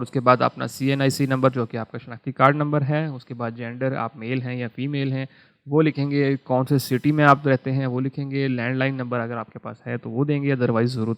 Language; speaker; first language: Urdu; non-native, local second language; Punjabi